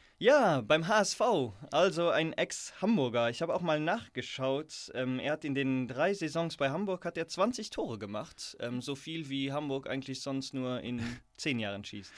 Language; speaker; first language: German; native; German